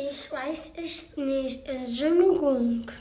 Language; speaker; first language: German; non-native, learner; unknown